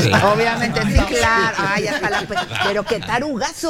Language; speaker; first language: Spanish; native; Spanish